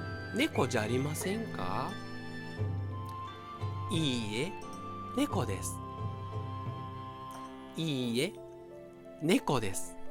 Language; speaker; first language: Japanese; non-native, fluent; Portuguese